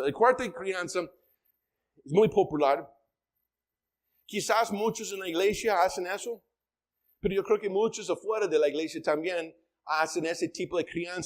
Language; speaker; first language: Spanish; non-native, fluent; English